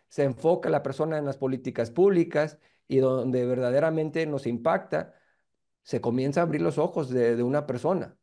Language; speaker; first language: Spanish; early bilingual, heritage; Spanish